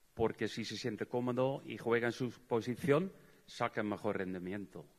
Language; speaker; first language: Spanish; non-native, fluent; Dutch